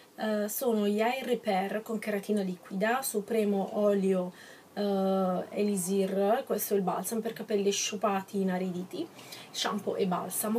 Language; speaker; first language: Italian; native; Italian